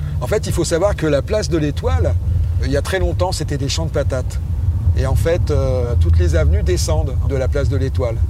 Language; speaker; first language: French; native; French